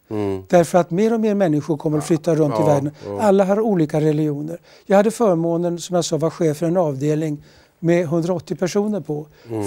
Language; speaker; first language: Swedish; native; Swedish